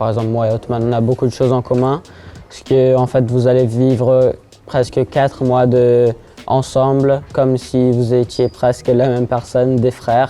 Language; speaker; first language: French; early bilingual, heritage; French